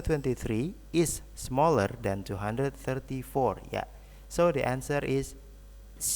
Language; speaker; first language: English; non-native, learner; Indonesian